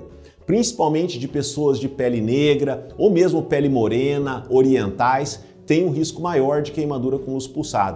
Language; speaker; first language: Portuguese; native; Portuguese